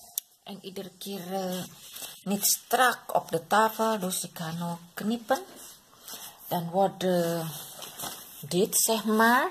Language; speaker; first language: Dutch; non-native, learner; Indonesian